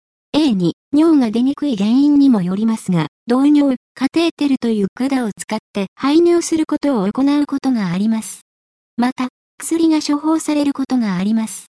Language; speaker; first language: Japanese; native; Japanese